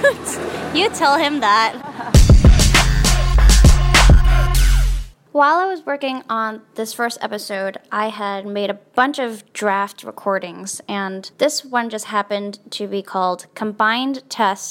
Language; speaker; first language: English; early bilingual, other home language; Chinese